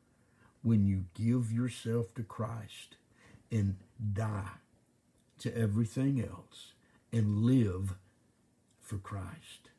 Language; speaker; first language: English; native; English